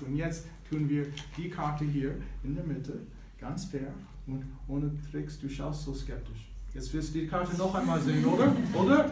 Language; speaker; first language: German; non-native, fluent; English